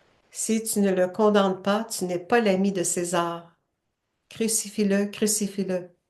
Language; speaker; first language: French; native; French